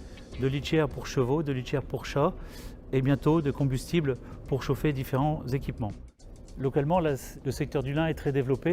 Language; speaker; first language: French; native; French